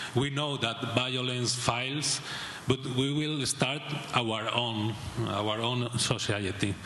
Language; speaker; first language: English; non-native, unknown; Spanish